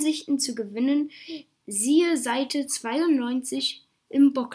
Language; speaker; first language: German; native; German